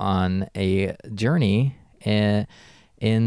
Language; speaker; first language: English; native; English